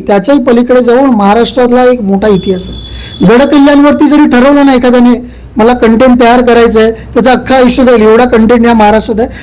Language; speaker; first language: Marathi; native; Marathi